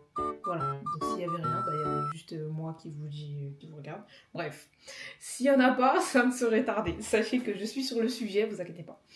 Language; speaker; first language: French; native; French